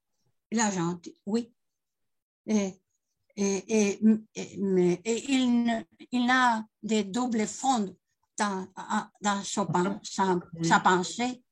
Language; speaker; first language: French; non-native, learner; Spanish